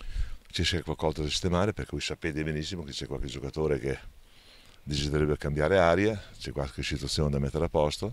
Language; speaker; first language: Italian; native; Italian